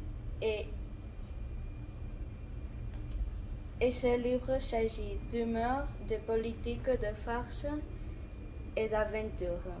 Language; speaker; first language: French; non-native, learner; Catalan